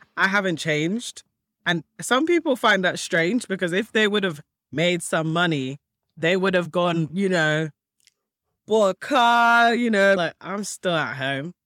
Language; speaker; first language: English; early bilingual, other home language; Akan